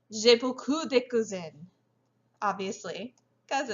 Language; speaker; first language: French; non-native, fluent; English